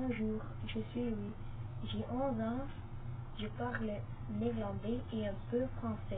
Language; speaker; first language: French; non-native, learner; Dutch